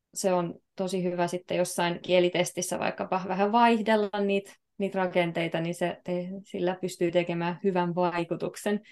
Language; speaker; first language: Finnish; native; Finnish